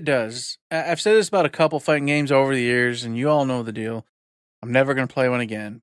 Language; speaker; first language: English; native; English